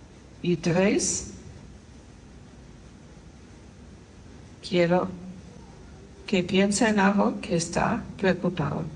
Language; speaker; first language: Spanish; non-native, fluent; English